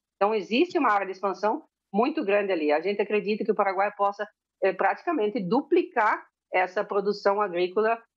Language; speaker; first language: Portuguese; early bilingual, heritage; Spanish